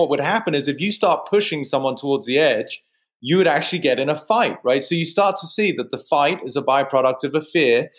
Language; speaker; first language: English; native; English